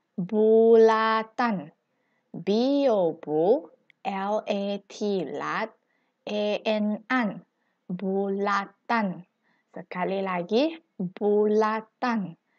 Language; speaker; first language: Malay; non-native, local second language; Chinese